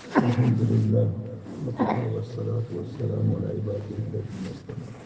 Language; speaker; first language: Urdu; non-native, local second language; Gujarati